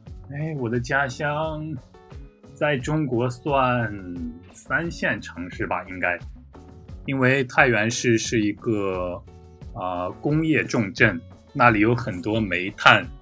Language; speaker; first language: Chinese; native; Chinese